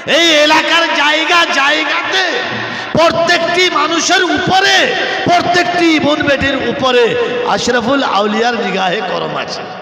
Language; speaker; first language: Bangla; non-native, local second language; Urdu